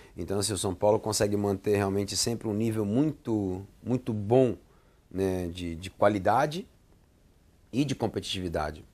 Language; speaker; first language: Portuguese; native; Portuguese